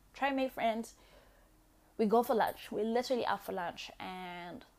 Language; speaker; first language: English; non-native, local second language; Shona